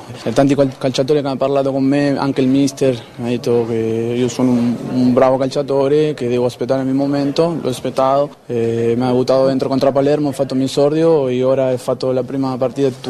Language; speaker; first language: Italian; non-native, learner; Spanish